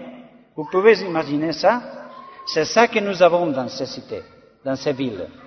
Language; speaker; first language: French; non-native, learner; Spanish